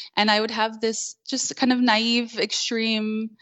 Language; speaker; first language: English; native; English